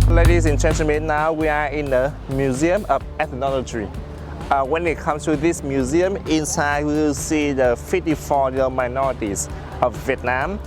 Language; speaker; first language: English; non-native, fluent; Vietnamese